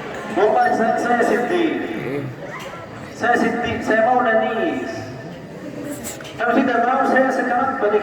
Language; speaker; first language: Indonesian; non-native, learner; Arabic